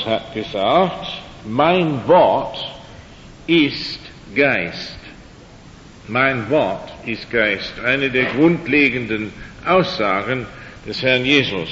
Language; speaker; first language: German; non-native, fluent; English